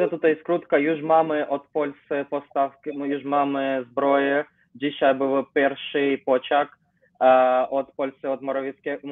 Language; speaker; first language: Polish; non-native, learner; Ukrainian